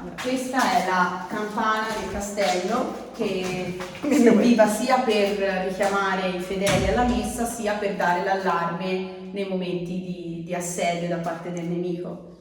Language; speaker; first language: Italian; native; Italian